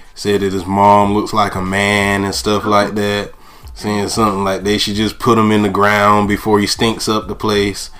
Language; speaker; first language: English; native; English